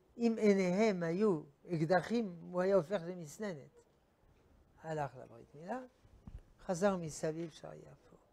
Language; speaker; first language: Hebrew; non-native, fluent; French